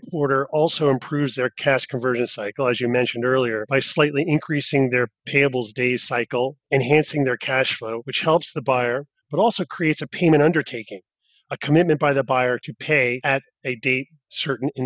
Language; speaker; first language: English; native; English